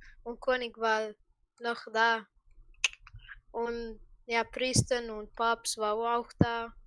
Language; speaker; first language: German; non-native, learner; Croatian